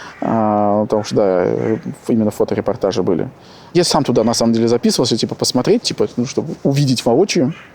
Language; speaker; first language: Russian; native; Russian